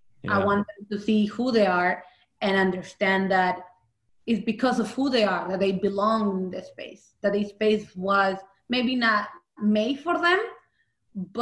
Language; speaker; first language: English; early bilingual, other home language; Spanish